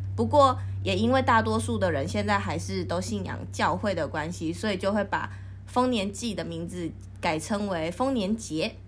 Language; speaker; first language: Chinese; native; Chinese